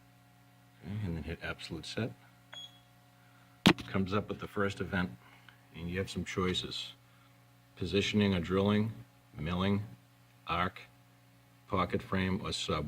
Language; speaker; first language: English; native; English